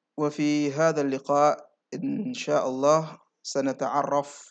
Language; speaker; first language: Arabic; non-native, fluent; Indonesian